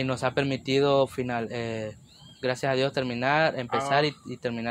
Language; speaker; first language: Spanish; native; Spanish